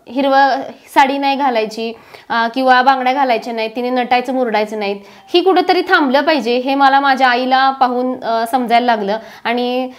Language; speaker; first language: Marathi; native; Marathi